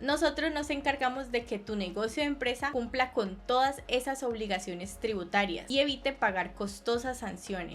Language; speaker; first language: Spanish; native; Spanish